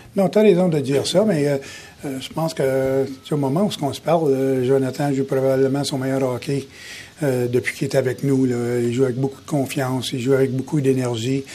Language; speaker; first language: French; native; French